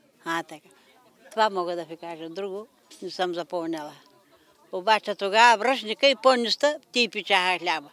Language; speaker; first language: Bulgarian; native; Bulgarian